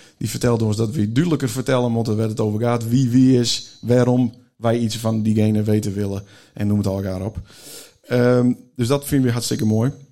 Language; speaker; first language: Dutch; native; Dutch